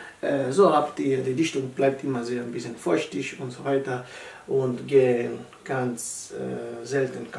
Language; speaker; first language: German; non-native, learner; Italian